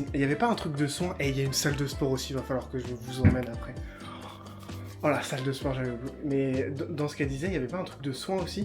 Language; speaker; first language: French; native; French